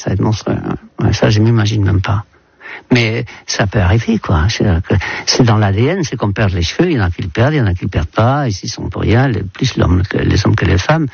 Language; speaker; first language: French; non-native, fluent; Dutch